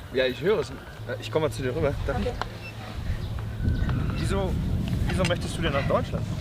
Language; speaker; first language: German; native; German